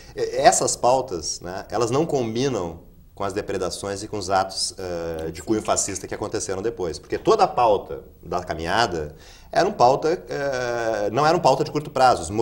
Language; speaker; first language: Portuguese; native; Portuguese